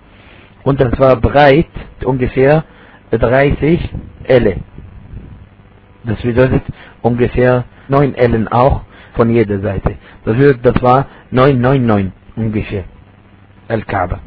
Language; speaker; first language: German; non-native, fluent; Arabic